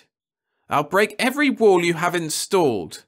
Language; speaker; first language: English; native; English